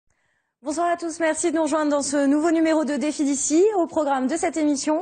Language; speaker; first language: French; native; French